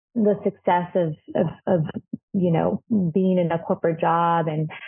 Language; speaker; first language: English; non-native, fluent; Spanish